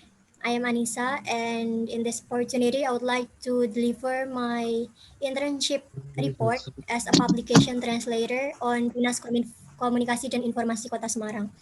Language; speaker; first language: English; non-native, fluent; Indonesian